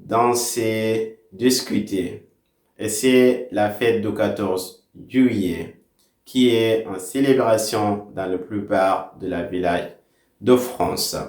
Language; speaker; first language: French; non-native, fluent; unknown